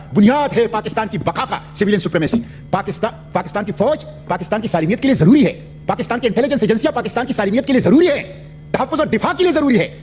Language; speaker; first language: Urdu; non-native, local second language; Pashto